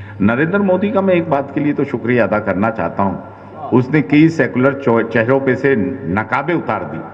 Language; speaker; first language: Urdu; native; Urdu